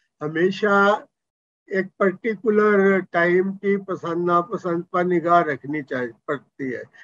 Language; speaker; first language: Hindi; non-native, local second language; Punjabi